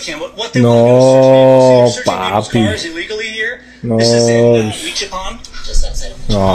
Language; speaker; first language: Spanish; native; Spanish